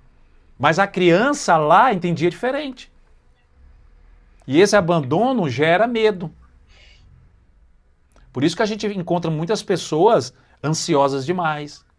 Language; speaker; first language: Portuguese; native; Portuguese